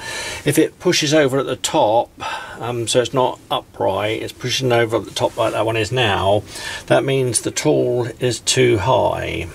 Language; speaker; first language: English; native; English